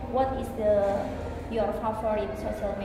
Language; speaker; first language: English; non-native, learner; Indonesian